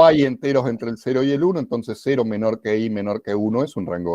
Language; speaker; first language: Spanish; native; Spanish